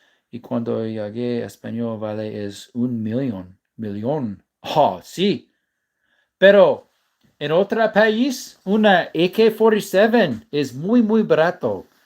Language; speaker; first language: Spanish; non-native, learner; English